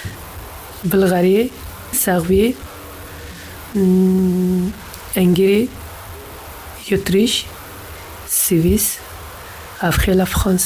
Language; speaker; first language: French; non-native, learner; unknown